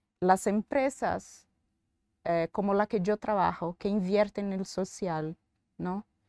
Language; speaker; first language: Spanish; non-native, fluent; Portuguese